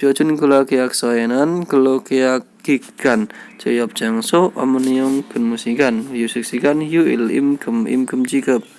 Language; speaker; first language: Korean; non-native, learner; Indonesian